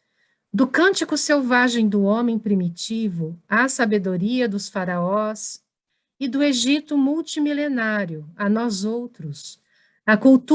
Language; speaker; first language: Portuguese; native; Portuguese